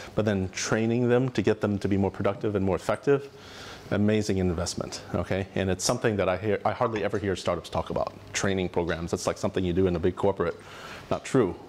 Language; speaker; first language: English; native; English